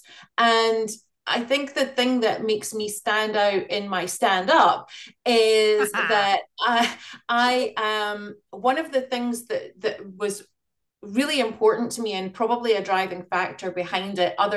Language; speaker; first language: English; native; English